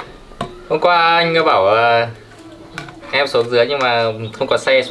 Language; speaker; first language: Vietnamese; native; Vietnamese